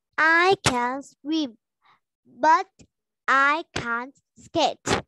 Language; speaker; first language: English; non-native, learner; Vietnamese